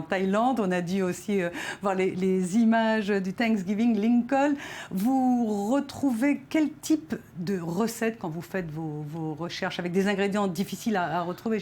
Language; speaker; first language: French; native; French